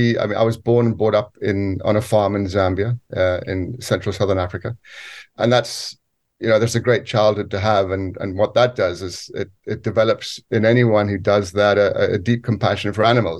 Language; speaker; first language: English; native; English